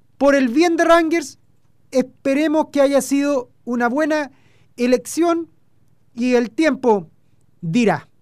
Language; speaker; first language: Spanish; native; Spanish